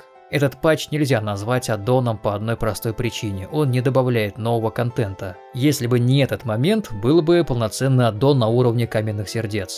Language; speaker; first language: Russian; native; Russian